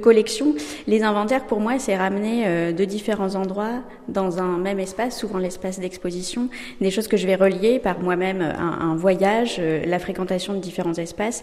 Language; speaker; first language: French; native; French